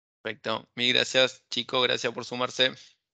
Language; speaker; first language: Spanish; native; Spanish